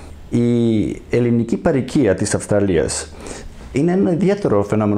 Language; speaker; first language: Greek; non-native, fluent; Serbian